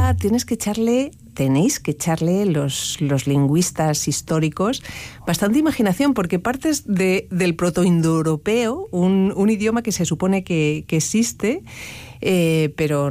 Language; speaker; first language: Spanish; native; Spanish